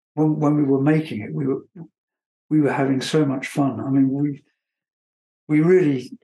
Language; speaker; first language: English; native; English